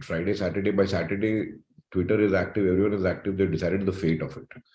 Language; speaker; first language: English; non-native, local second language; Malayalam